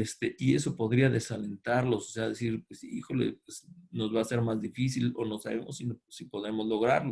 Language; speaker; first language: Spanish; native; Spanish